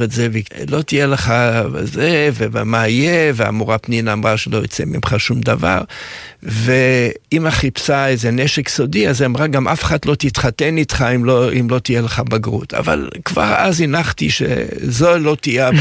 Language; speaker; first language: Hebrew; native; Hebrew